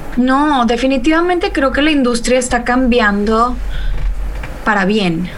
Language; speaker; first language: Spanish; native; Spanish